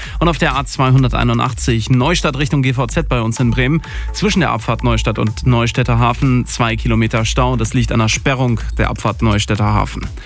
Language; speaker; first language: German; native; German